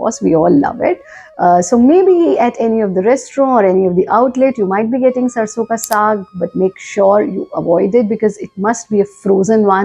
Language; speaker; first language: English; non-native, local second language; Hindi